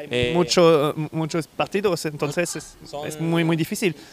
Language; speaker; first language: Spanish; non-native, learner; French